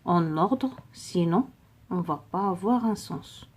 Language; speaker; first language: French; non-native, local second language; Arabic